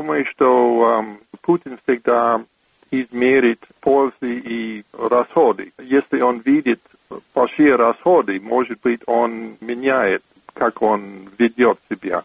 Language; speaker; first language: Russian; non-native, fluent; English